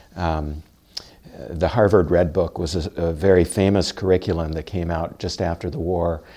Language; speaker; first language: English; native; English